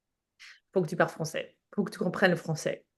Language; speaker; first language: French; non-native, fluent; English